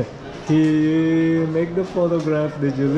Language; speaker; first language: English; non-native, learner; Portuguese